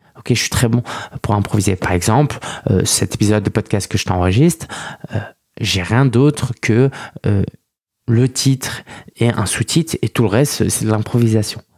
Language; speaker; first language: French; early bilingual, other home language; Chinese